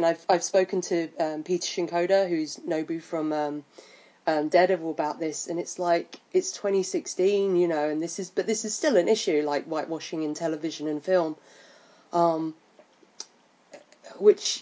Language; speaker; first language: English; native; English